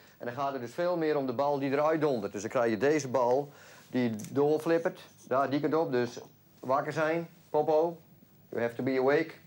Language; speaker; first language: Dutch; non-native, local second language; Western Frisian